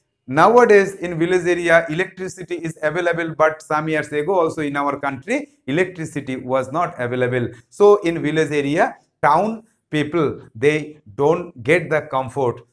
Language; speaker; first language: English; non-native, local second language; Bangla